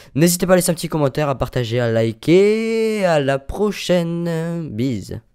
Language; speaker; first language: French; native; French